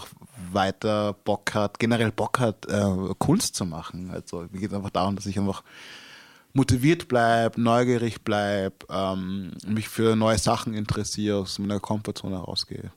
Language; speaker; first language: German; early bilingual, other home language; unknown